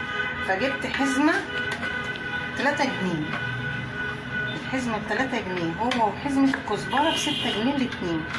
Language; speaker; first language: Arabic; native; Arabic